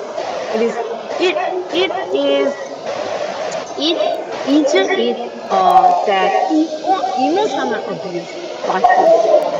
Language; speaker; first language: English; non-native, learner; Korean